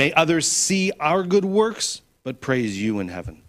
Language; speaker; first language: English; non-native, fluent; Polish